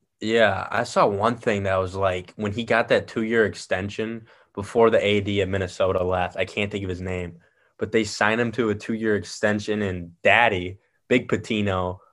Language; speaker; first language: English; native; English